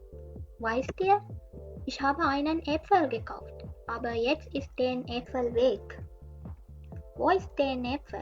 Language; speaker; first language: German; non-native, learner; Sinhala